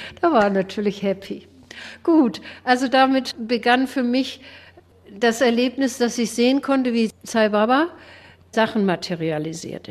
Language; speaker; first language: German; native; German